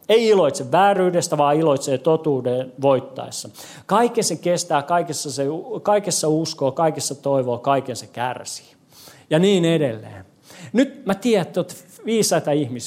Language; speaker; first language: Finnish; non-native, fluent; English